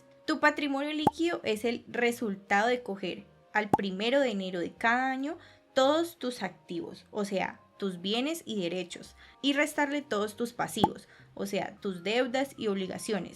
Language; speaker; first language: Spanish; native; Spanish